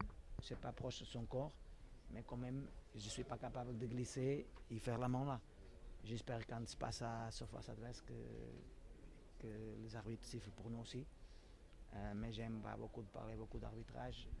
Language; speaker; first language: French; non-native, learner; Portuguese